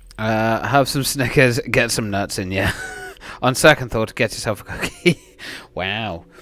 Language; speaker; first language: English; native; English